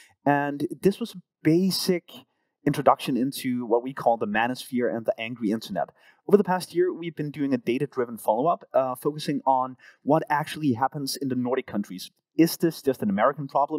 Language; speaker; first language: English; non-native, fluent; Danish